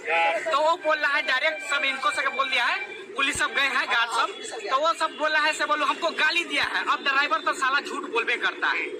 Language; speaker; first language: Hindi; native; Hindi